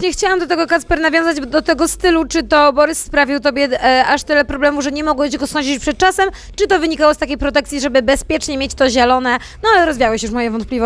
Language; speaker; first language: Polish; native; Polish